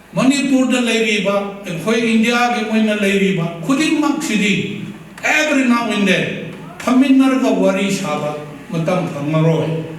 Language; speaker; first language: Manipuri; non-native, local second language; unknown